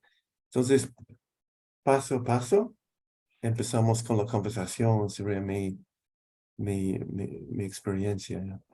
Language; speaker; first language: Spanish; non-native, fluent; English